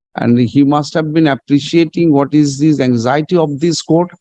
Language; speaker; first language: English; non-native, local second language; Bangla